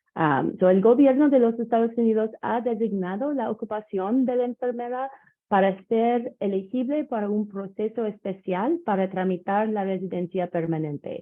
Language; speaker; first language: Spanish; non-native, learner; English